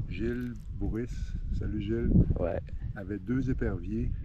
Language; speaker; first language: French; native; French